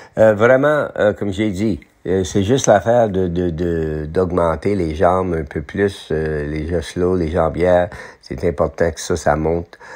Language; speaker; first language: French; non-native, local second language; English